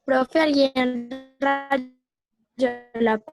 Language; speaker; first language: Spanish; native; Spanish